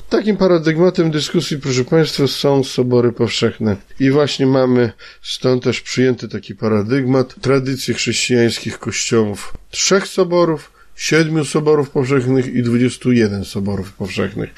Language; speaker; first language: Polish; native; Polish